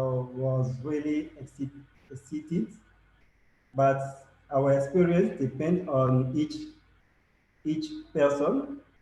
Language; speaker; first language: English; non-native, learner; French